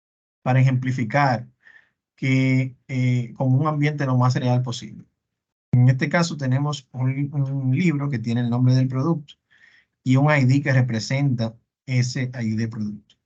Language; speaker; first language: Spanish; native; Spanish